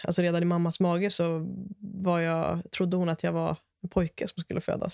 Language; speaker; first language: Swedish; native; Swedish